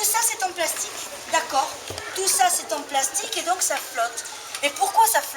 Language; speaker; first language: French; native; French